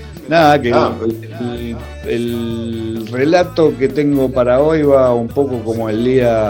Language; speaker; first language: Spanish; native; Spanish